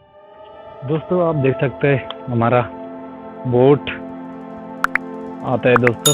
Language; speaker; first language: Hindi; non-native, local second language; Malayalam